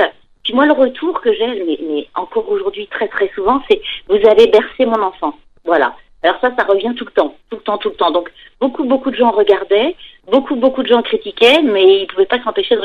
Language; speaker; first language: French; native; French